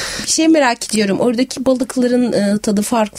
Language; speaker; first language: Turkish; non-native, fluent; Arabic